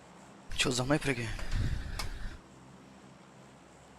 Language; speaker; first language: Russian; non-native, local second language; Tajik